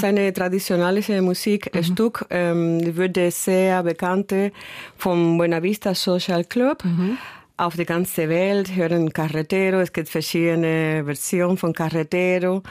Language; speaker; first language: German; non-native, learner; Spanish